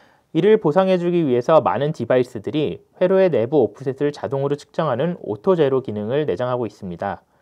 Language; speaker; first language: Korean; native; Korean